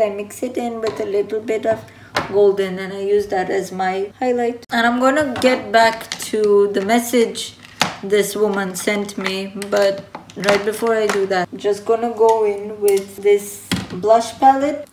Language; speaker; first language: English; early bilingual, heritage; English